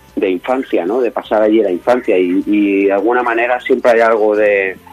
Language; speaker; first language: Spanish; native; Spanish